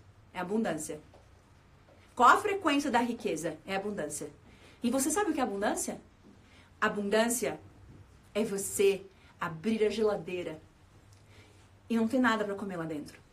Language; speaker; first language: Portuguese; native; Portuguese